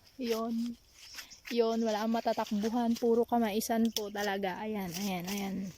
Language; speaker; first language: Filipino; non-native, local second language; Cebuano